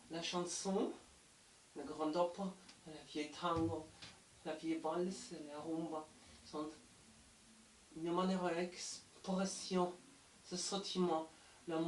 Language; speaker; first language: French; non-native, learner; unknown